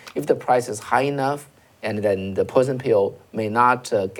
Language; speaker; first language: English; non-native, fluent; Chinese